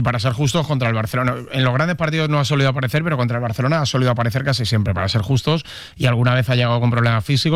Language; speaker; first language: Spanish; native; Spanish